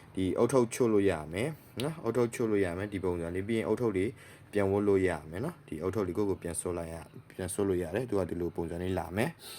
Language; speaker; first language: Burmese; native; Burmese